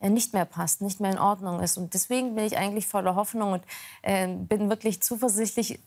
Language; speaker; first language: German; native; German